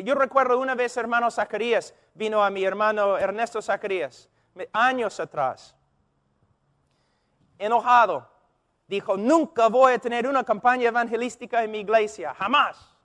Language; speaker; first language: Spanish; non-native, fluent; English